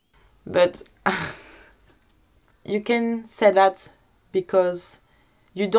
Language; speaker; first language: English; non-native, learner; French